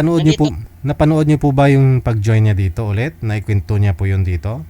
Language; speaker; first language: Filipino; native; Filipino